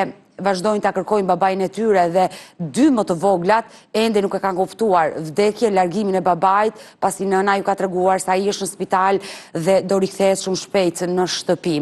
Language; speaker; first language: Albanian; native; Albanian